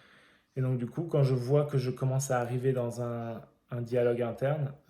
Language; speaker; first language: French; native; French